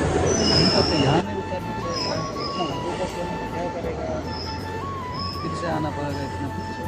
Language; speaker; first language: Hindi; non-native, local second language; Bangla